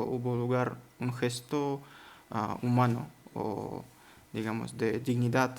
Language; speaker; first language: Spanish; non-native, learner; Kazakh